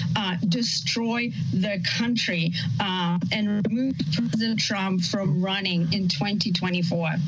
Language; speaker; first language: English; non-native, fluent; Russian